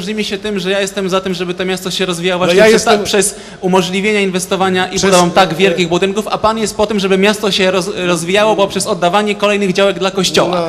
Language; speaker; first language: Polish; native; Polish